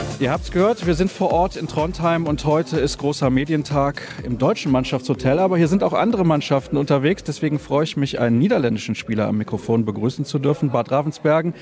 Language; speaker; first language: German; native; German